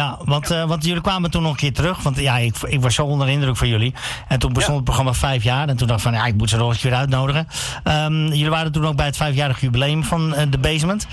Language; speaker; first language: Dutch; native; Dutch